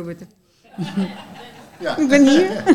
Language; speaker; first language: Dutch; non-native, learner; Ukrainian